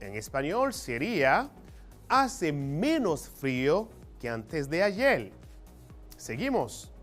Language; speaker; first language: Spanish; non-native, fluent; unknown